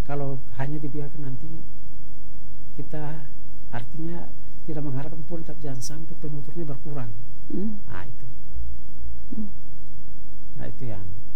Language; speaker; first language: Indonesian; non-native, local second language; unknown